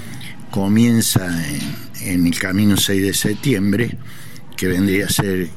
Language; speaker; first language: Spanish; native; Spanish